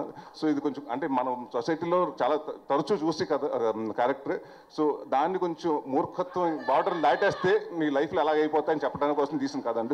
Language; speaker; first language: Telugu; native; Telugu